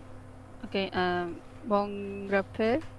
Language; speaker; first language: French; non-native, learner; Spanish